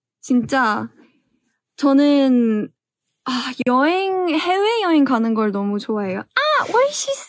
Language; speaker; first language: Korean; early bilingual, heritage; English